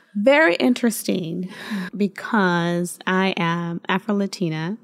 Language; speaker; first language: English; early bilingual, other home language; Spanish